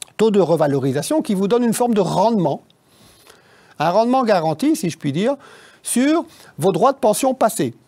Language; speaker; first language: French; native; French